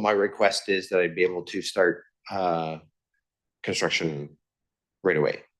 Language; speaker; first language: English; native; English